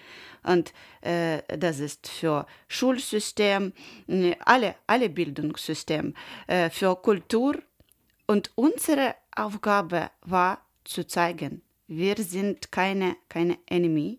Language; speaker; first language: German; non-native, learner; Ukrainian